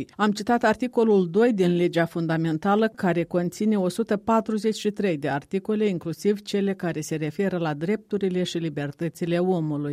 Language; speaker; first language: Romanian; native; Romanian